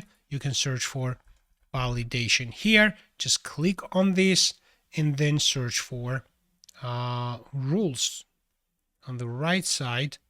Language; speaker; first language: English; non-native, fluent; Georgian